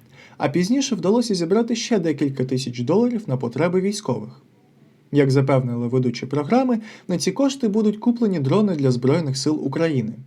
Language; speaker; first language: Ukrainian; native; Ukrainian